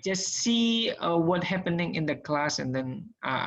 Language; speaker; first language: English; non-native, learner; Indonesian